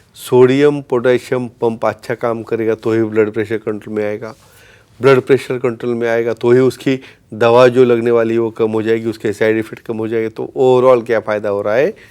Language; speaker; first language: Hindi; non-native, local second language; Marathi